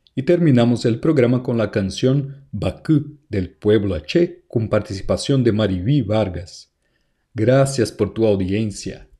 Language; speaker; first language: Spanish; non-native, fluent; Portuguese